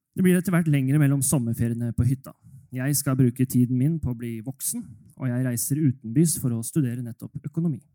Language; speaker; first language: Norwegian; native; Norwegian